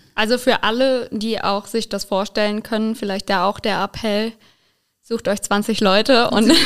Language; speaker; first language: German; native; German